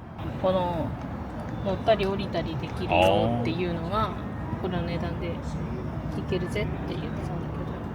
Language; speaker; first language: Japanese; native; Japanese